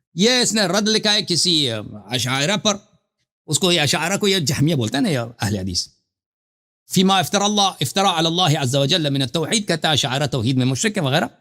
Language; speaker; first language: Urdu; non-native, fluent; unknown